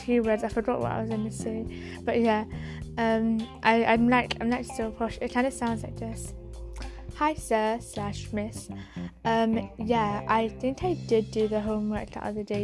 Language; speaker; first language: English; native; English